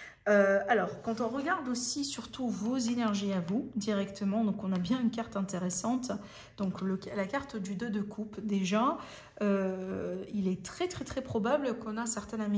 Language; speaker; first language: French; native; French